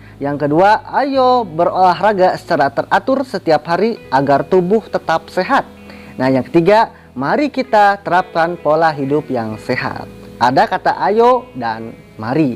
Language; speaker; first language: Indonesian; native; Indonesian